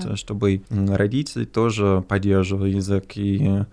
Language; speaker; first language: Russian; non-native, fluent; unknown